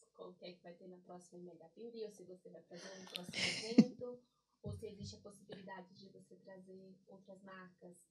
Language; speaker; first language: Portuguese; native; Portuguese